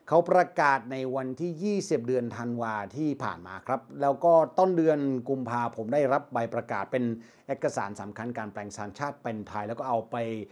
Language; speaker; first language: Thai; non-native, fluent; English